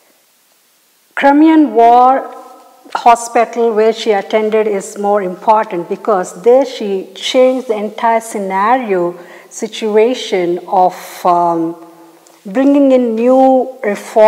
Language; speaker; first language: English; non-native, local second language; Malayalam